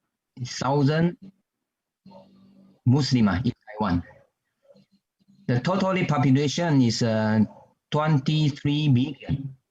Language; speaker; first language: English; non-native, learner; Chinese